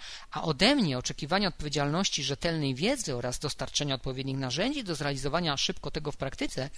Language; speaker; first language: Polish; native; Polish